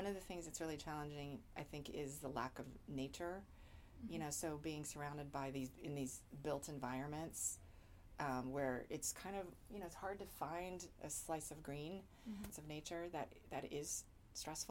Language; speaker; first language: English; native; English